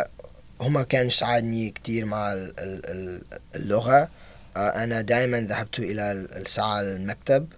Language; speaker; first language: Arabic; non-native, learner; English